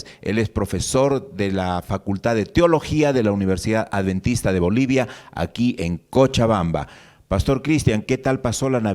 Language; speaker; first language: Spanish; native; Spanish